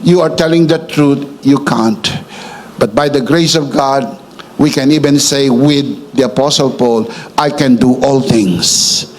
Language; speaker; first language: English; non-native, local second language; Filipino